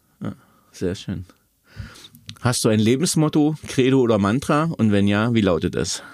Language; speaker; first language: German; native; German